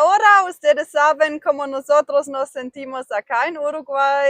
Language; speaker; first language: Spanish; non-native, fluent; German